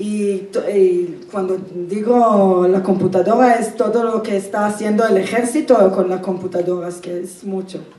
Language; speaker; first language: Spanish; non-native, fluent; Hebrew